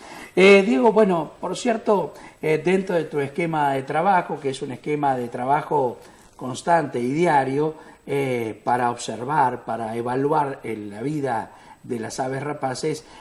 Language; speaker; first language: Spanish; native; Spanish